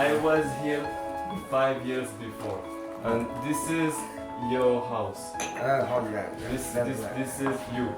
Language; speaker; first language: English; non-native, learner; French